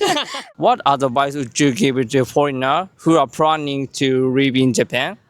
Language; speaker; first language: English; non-native, learner; Japanese